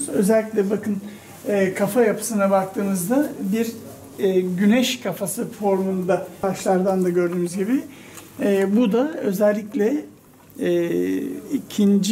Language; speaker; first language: Turkish; native; Turkish